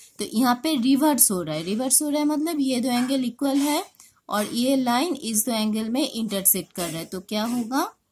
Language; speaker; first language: Hindi; non-native, local second language; Bangla